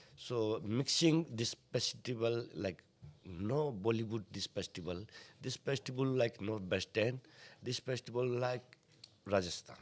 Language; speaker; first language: English; non-native, learner; Hindi